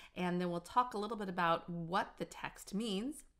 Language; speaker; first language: English; native; English